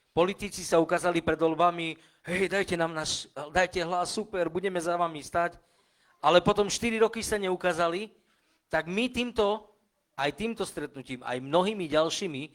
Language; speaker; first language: Slovak; non-native, local second language; Romany